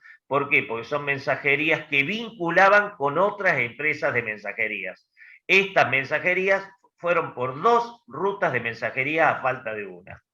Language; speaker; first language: Spanish; native; Spanish